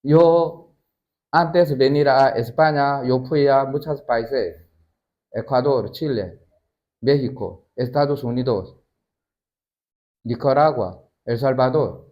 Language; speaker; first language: Spanish; non-native, learner; Korean